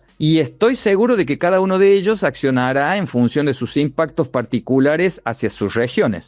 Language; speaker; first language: Spanish; native; Spanish